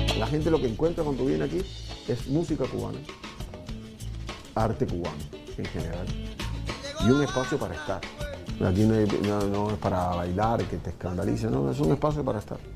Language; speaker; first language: Spanish; native; Spanish